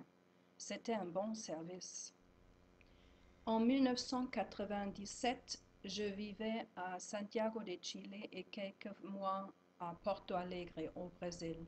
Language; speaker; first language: French; non-native, fluent; German